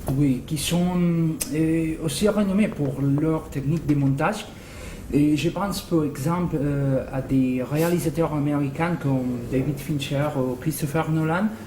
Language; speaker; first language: French; non-native, fluent; Spanish